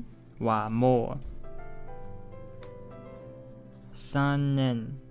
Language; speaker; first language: Japanese; non-native, learner; English